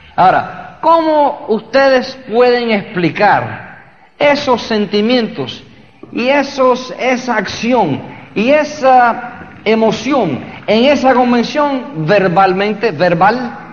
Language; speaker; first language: Spanish; early bilingual, heritage; Spanish